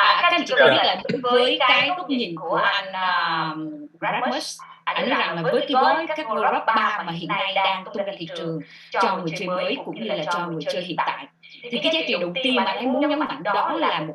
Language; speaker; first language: Vietnamese; native; Vietnamese